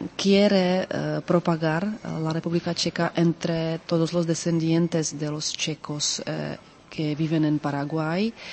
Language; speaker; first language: Spanish; non-native, fluent; Czech